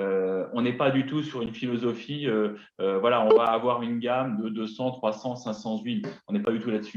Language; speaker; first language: French; native; French